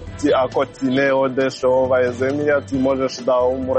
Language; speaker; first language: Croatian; non-native, learner; Rundi